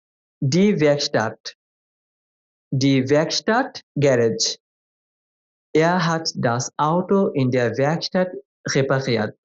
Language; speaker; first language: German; non-native, fluent; Bangla